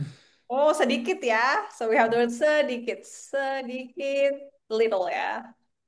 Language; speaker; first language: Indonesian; non-native, fluent; English